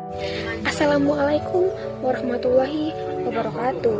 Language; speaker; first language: Indonesian; native; Indonesian